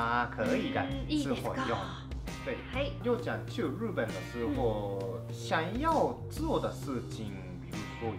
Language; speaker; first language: Chinese; non-native, fluent; Japanese